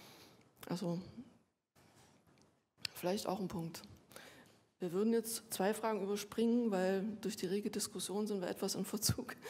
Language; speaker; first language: German; native; German